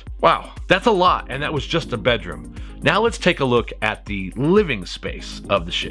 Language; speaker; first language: English; native; English